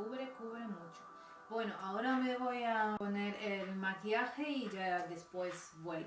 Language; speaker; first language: Spanish; non-native, fluent; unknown